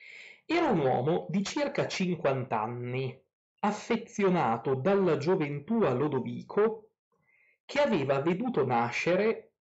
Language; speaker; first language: Italian; native; Italian